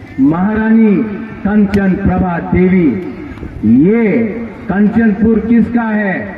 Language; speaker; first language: Hindi; non-native, local second language; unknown